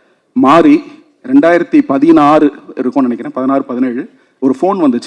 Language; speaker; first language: Tamil; native; Tamil